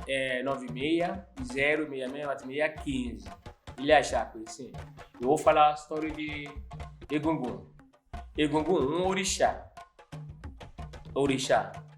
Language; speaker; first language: Portuguese; non-native, learner; Yoruba